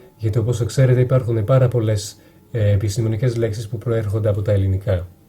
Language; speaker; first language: Greek; non-native, fluent; French